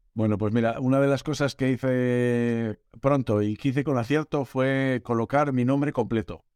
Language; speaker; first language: Spanish; native; Spanish